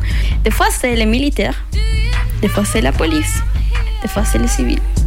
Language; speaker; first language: French; non-native, learner; Spanish